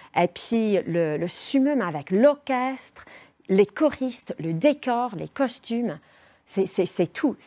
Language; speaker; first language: French; non-native, fluent; English